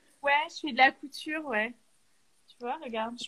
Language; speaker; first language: French; native; French